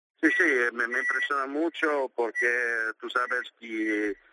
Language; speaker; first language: Spanish; non-native, learner; Italian